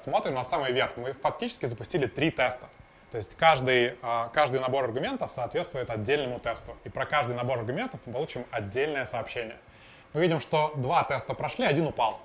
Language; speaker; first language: Russian; native; Russian